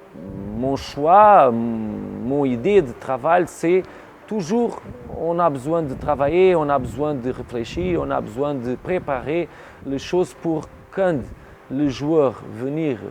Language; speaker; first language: French; non-native, learner; Portuguese